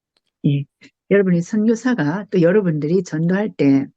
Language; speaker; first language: Korean; native; Korean